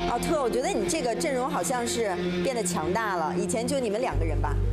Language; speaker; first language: Chinese; native; Chinese